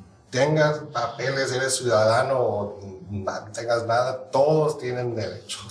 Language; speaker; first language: Spanish; early bilingual, heritage; Spanish